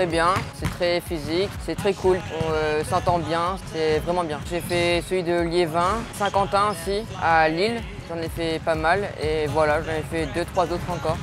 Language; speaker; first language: French; native; French